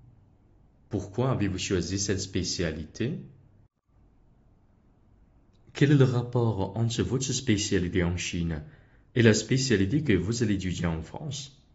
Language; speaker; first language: French; non-native, fluent; Chinese